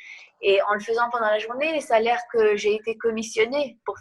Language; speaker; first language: French; non-native, fluent; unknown